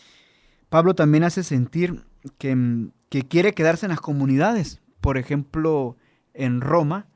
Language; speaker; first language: Spanish; native; Spanish